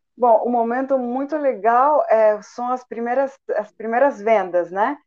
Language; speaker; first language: Portuguese; non-native, fluent; Spanish